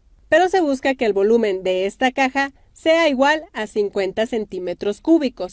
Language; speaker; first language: Spanish; native; Spanish